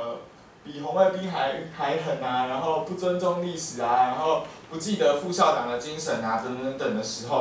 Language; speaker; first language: Chinese; native; Chinese